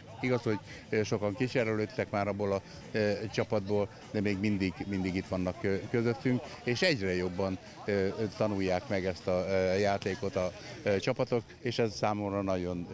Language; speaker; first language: Hungarian; native; Hungarian